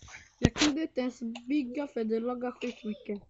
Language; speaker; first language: Swedish; early bilingual, other home language; French